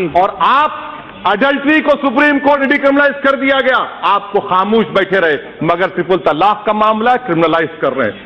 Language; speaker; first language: Urdu; native; Urdu